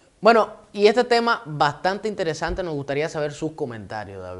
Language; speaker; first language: Spanish; native; Spanish